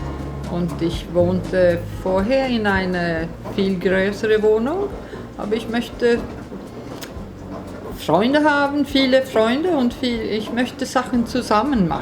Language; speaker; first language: German; non-native, learner; Swedish